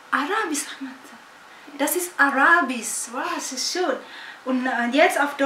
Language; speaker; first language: German; non-native, fluent; Indonesian